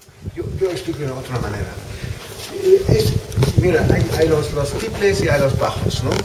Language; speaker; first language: Spanish; non-native, fluent; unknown